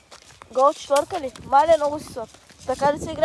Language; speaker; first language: Bulgarian; native; Bulgarian